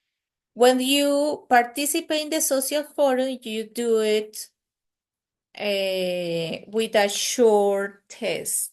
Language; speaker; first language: English; non-native, fluent; Spanish